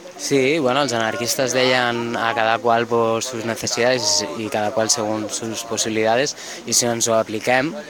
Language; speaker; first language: Catalan; native; Catalan